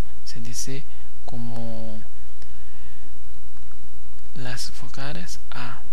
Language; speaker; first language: Spanish; non-native, fluent; Haitian Creole